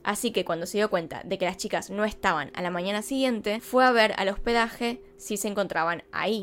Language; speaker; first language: Spanish; native; Spanish